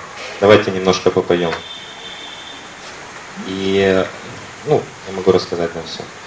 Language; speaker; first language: Russian; native; Russian